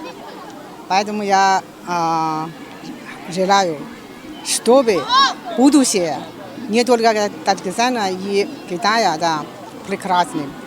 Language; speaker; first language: Russian; non-native, learner; Chinese